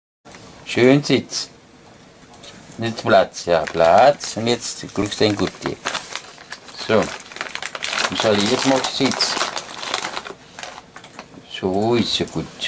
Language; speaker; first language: German; native; German